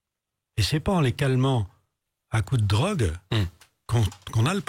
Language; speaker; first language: French; native; French